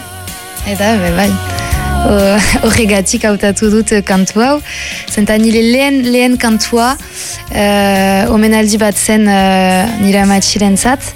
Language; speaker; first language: Basque; non-native, local second language; French